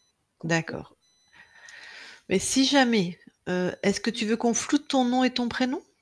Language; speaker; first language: French; native; French